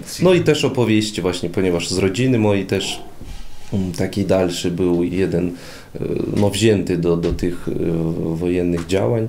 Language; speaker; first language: Polish; non-native, fluent; Russian